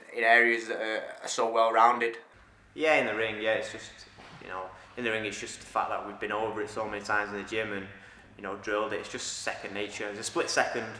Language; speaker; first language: English; native; English